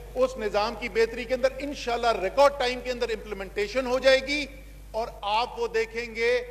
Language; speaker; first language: Urdu; native; Urdu